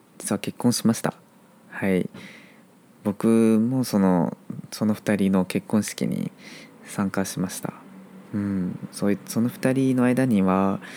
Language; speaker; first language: Japanese; non-native, fluent; Chinese